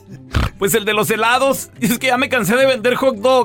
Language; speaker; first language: Spanish; native; Spanish